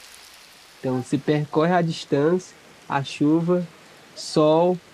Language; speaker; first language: Portuguese; non-native, local second language; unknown